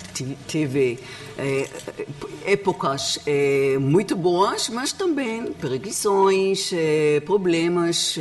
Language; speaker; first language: Portuguese; non-native, learner; Hebrew